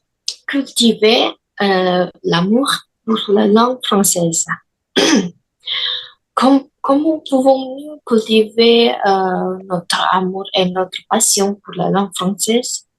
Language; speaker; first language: French; non-native, learner; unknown